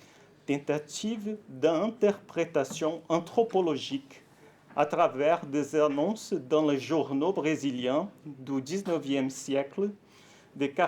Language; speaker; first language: French; non-native, fluent; Portuguese